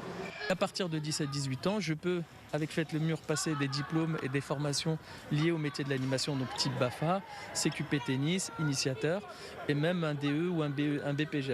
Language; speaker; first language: French; native; French